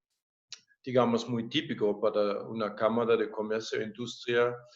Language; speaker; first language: Spanish; non-native, fluent; German